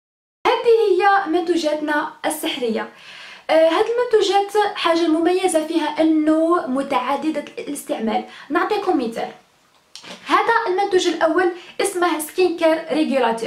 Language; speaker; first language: Arabic; native; Arabic